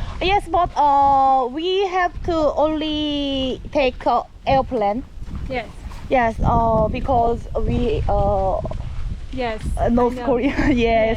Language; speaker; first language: English; non-native, learner; Korean